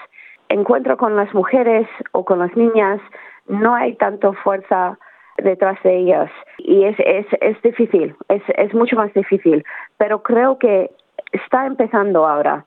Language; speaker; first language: Spanish; early bilingual, heritage; Spanish